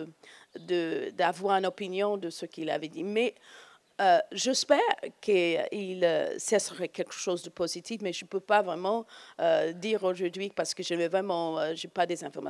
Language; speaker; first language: French; non-native, fluent; English